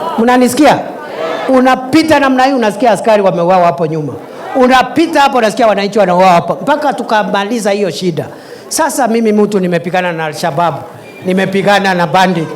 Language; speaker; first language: Swahili; non-native, local second language; Meru